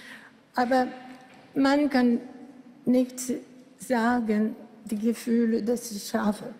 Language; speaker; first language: German; non-native, learner; Greek